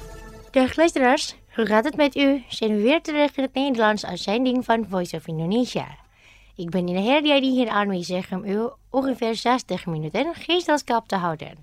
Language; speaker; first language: Dutch; non-native, fluent; Indonesian